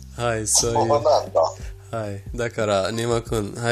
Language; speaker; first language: Japanese; non-native, fluent; Persian